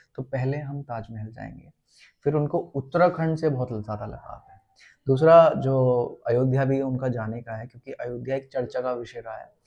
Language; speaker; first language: Hindi; native; Hindi